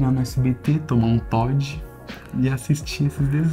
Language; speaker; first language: Portuguese; native; Portuguese